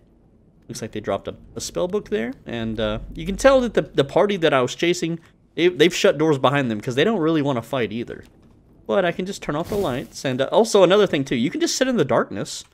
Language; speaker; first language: English; native; English